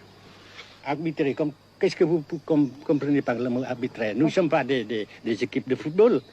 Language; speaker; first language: French; non-native, local second language; Vietnamese